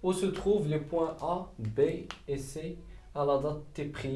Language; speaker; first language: French; non-native, local second language; Arabic